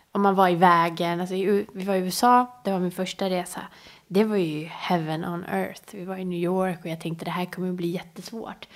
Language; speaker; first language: Swedish; early bilingual, other home language; Persian